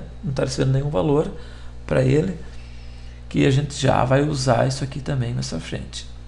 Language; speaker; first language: Portuguese; native; Portuguese